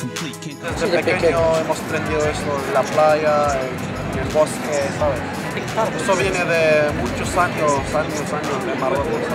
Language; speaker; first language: Spanish; non-native, fluent; Arabic